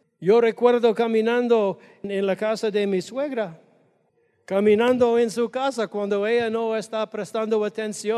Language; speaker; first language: Spanish; non-native, fluent; English